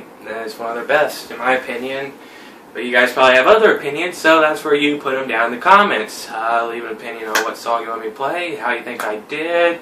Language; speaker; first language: English; native; English